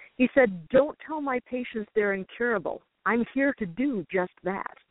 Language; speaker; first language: English; native; English